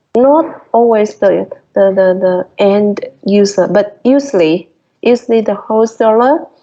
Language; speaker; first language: English; non-native, fluent; Vietnamese